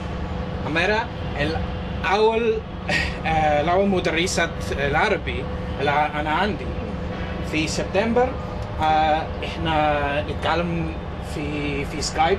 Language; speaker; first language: Arabic; non-native, learner; English